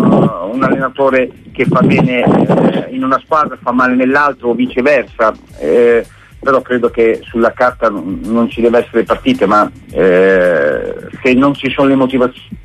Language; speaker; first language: Italian; native; Italian